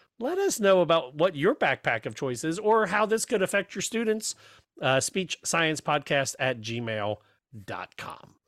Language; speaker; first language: English; native; English